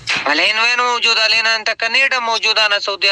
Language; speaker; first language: Arabic; non-native, learner; Pashto